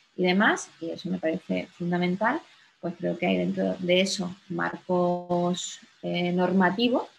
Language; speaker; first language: Spanish; native; Spanish